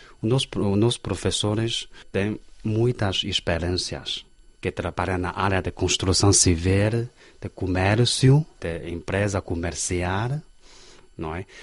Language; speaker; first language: Portuguese; non-native, learner; Chinese